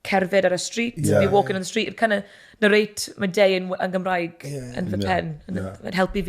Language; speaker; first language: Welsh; non-native, learner; English